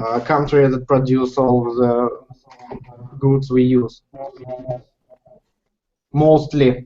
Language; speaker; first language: English; non-native, learner; Russian